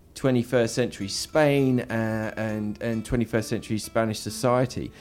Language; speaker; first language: English; native; English